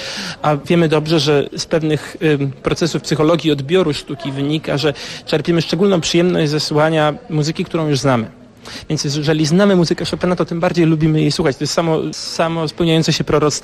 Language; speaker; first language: Polish; native; Polish